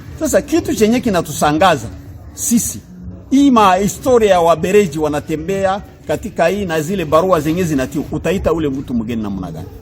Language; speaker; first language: Swahili; non-native, local second language; Kinyarwanda